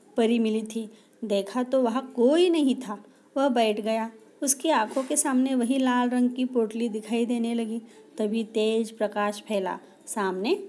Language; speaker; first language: Hindi; non-native, local second language; Marathi